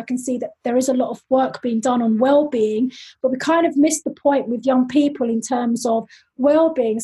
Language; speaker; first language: English; native; English